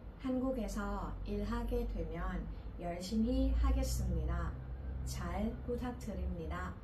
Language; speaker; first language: Korean; non-native, learner; Thai